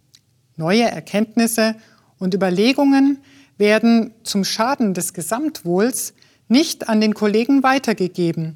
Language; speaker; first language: German; native; German